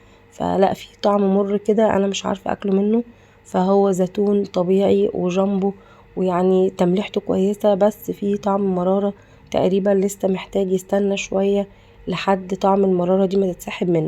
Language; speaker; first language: Arabic; native; Arabic